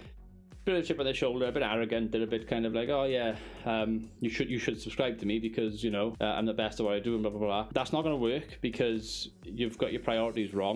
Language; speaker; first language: English; native; English